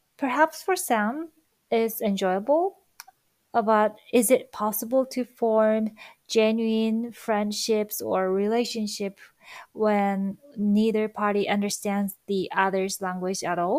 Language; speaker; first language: English; non-native, fluent; Japanese